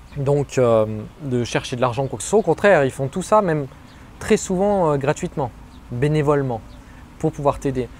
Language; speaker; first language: French; native; French